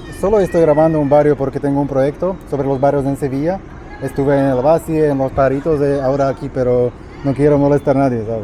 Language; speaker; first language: Spanish; non-native, learner; Slovak